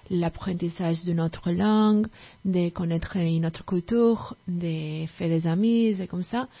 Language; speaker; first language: French; non-native, learner; Spanish